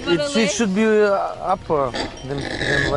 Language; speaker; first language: English; non-native, learner; Russian